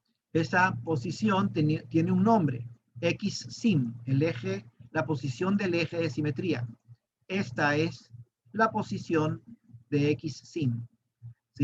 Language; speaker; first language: Spanish; native; Spanish